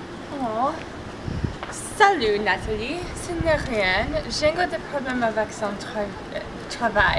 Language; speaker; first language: French; non-native, learner; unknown